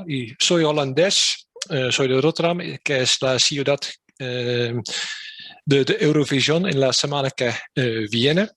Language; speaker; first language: Spanish; non-native, learner; Dutch